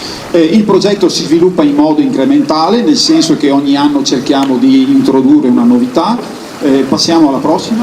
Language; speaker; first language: Italian; native; Italian